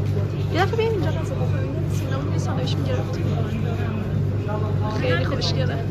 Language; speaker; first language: Persian; native; Persian